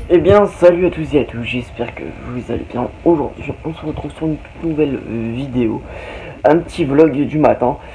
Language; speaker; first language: French; native; French